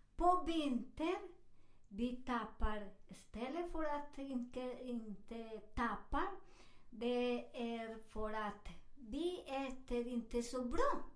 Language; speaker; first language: Swedish; non-native, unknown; Spanish